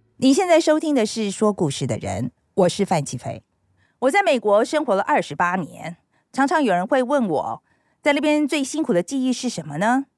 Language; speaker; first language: Chinese; native; Chinese